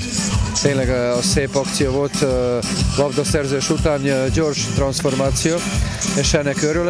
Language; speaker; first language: Hungarian; non-native, fluent; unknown